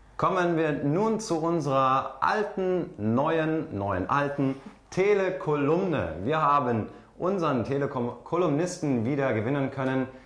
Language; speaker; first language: German; native; German